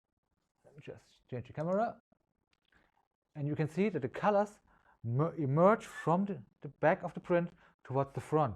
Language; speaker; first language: English; non-native, fluent; German